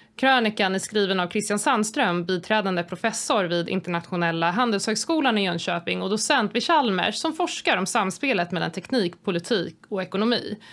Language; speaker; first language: Swedish; native; Swedish